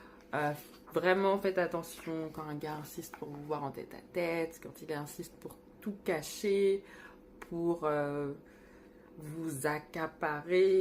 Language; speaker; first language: French; native; French